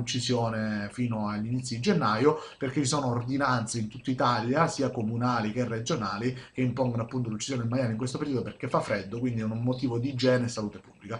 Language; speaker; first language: Italian; native; Italian